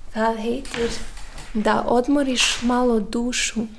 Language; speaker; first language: Icelandic; non-native, fluent; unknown